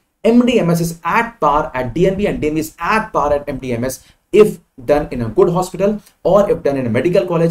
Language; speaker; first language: English; non-native, local second language; Hindi